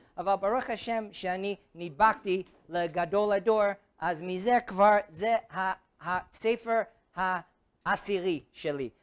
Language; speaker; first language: Hebrew; non-native, fluent; English